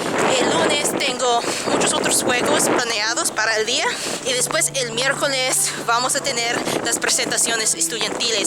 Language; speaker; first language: Spanish; non-native, fluent; English